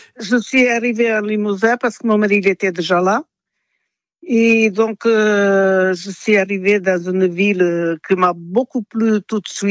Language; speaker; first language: French; non-native, fluent; Portuguese